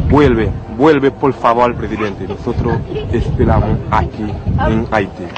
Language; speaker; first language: Spanish; non-native, local second language; Haitian Creole